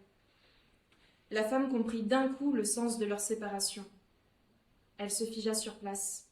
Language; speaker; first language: French; native; French